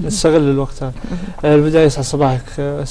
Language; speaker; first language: Arabic; native; Arabic